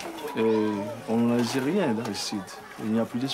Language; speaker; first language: French; non-native, local second language; Haitian Creole